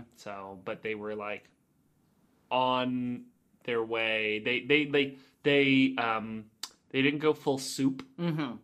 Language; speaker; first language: English; native; English